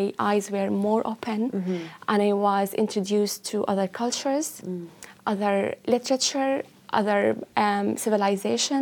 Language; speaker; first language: English; non-native, fluent; Arabic